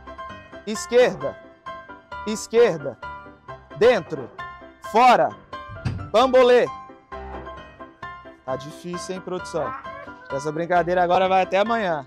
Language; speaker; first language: Portuguese; native; Portuguese